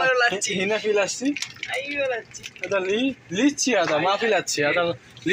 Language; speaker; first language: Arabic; non-native, learner; Bangla